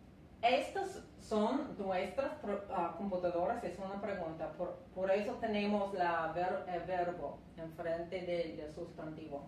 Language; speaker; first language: Spanish; non-native, fluent; English